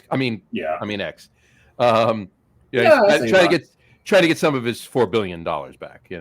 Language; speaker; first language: English; native; English